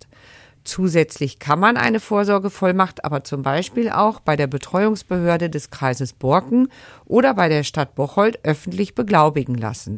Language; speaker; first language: German; native; German